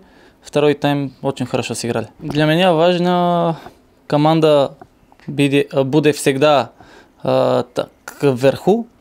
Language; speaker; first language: Russian; non-native, learner; Bulgarian